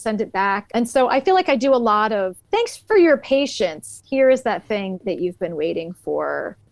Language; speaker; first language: English; native; English